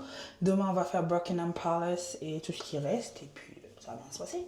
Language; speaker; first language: French; native; French